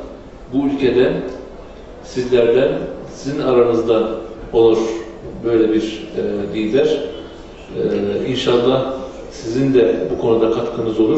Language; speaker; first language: Turkish; native; Turkish